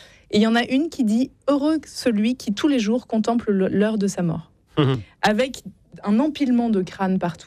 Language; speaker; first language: French; native; French